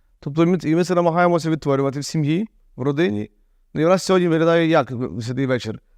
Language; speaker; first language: Ukrainian; native; Ukrainian